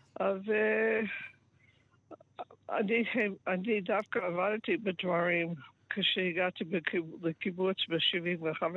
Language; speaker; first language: Hebrew; non-native, fluent; English